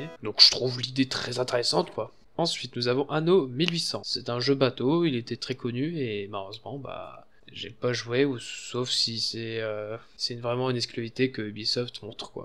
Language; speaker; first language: French; native; French